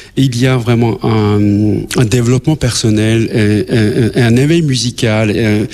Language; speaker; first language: French; non-native, fluent; Albanian